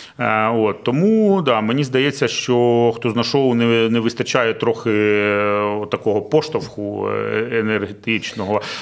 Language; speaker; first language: Ukrainian; non-native, local second language; Russian